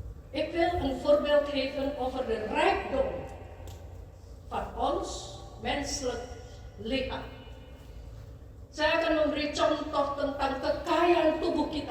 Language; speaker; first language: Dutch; non-native, fluent; Indonesian